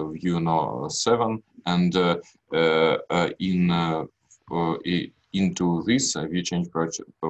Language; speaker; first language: English; non-native, learner; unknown